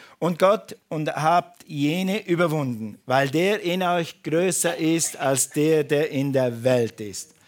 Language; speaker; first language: German; non-native, fluent; English